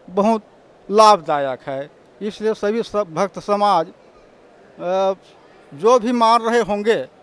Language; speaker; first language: Hindi; native; Hindi